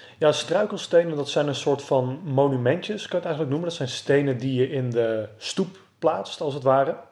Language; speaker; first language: Dutch; native; Dutch